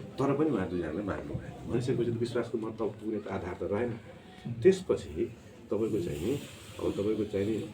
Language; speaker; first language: Nepali; non-native, local second language; Maithili